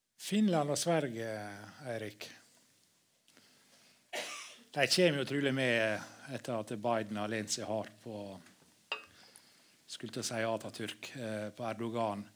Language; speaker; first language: Norwegian; native; Norwegian